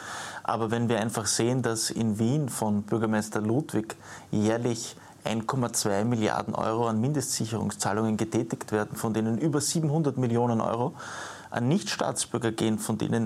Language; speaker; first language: German; native; German